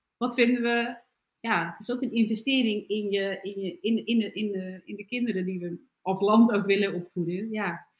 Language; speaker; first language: Dutch; native; Dutch